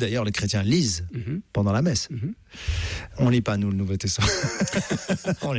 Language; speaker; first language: French; native; French